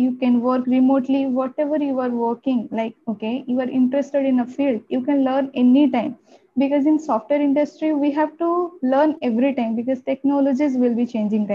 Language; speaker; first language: English; non-native, local second language; Odia